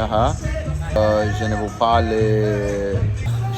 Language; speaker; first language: French; non-native, learner; Spanish